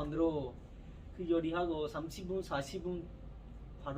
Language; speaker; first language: Korean; non-native, learner; Urdu